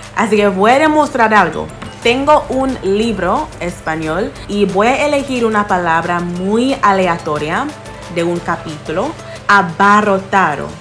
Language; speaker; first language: Spanish; non-native, fluent; English